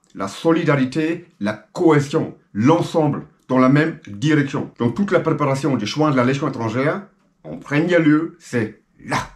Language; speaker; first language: French; non-native, fluent; German